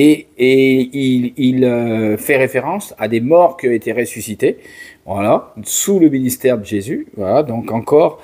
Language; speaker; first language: French; native; French